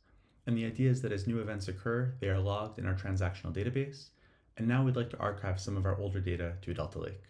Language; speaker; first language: English; native; English